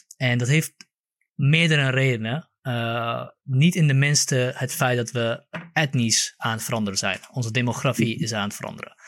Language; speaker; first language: Dutch; early bilingual, other home language; Kurdish